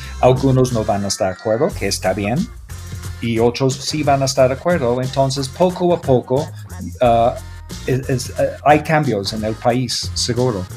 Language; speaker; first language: Spanish; non-native, learner; English